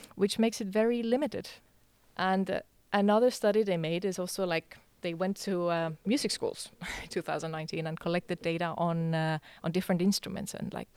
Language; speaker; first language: English; non-native, fluent; Estonian